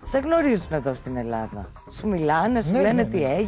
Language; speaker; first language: Greek; native; Greek